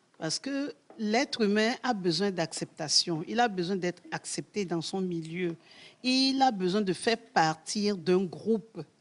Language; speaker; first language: French; non-native, local second language; Ewe